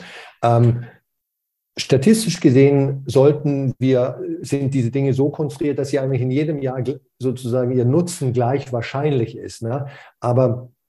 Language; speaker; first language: German; native; German